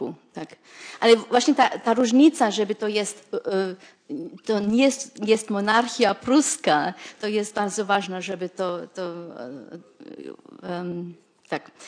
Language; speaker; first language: Polish; non-native, fluent; German